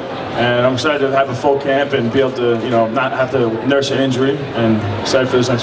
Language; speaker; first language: English; native; English